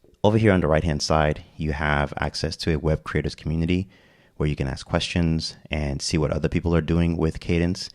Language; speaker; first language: English; native; English